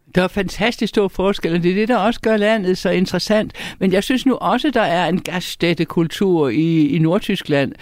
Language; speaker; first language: Danish; native; Danish